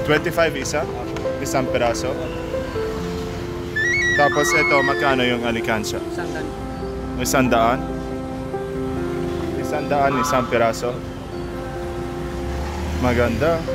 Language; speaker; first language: Filipino; non-native, learner; Arabic